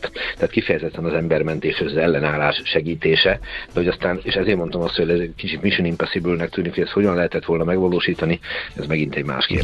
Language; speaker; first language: Hungarian; native; Hungarian